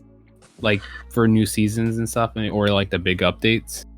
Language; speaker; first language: English; native; English